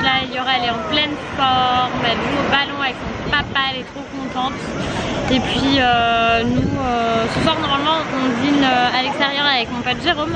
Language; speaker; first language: French; native; French